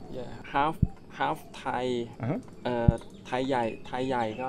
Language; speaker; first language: English; non-native, learner; Shan